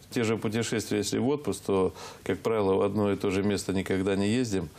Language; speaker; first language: Russian; native; Russian